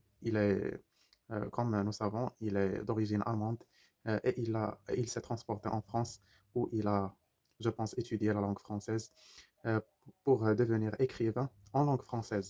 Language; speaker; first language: French; non-native, fluent; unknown